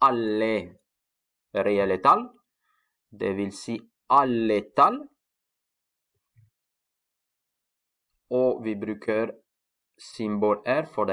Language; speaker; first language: Norwegian; non-native, fluent; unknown